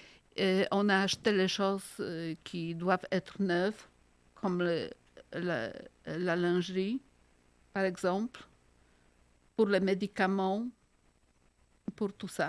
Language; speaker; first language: French; non-native, fluent; Polish